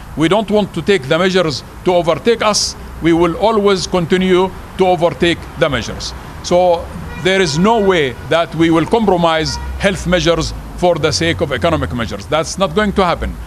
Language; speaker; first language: English; non-native, fluent; Arabic